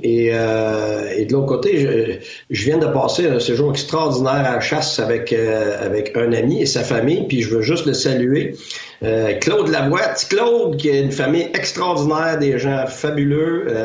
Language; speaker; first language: French; native; French